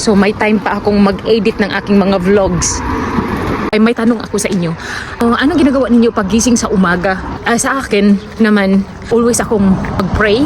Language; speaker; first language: Filipino; non-native, local second language; Cebuano